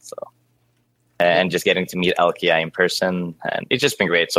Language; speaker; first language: English; non-native, fluent; Swedish